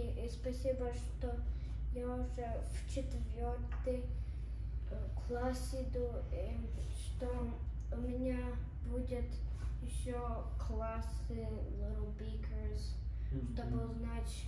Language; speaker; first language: Russian; early bilingual, heritage; Russian